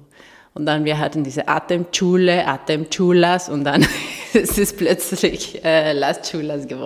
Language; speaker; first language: German; non-native, fluent; Spanish